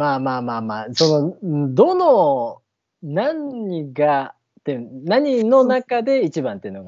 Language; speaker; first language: Japanese; native; Japanese